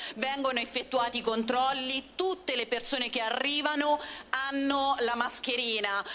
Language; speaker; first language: Italian; native; Italian